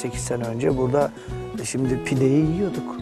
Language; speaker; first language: Turkish; native; Turkish